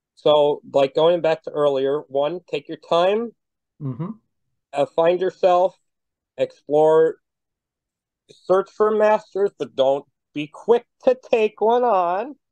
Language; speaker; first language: English; native; English